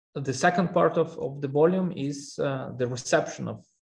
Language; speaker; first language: English; non-native, fluent; Armenian